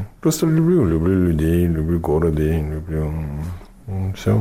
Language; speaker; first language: Russian; non-native, fluent; English